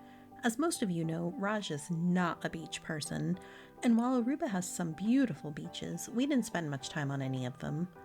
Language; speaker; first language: English; native; English